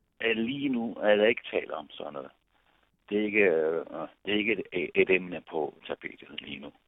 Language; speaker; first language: Danish; non-native, fluent; Italian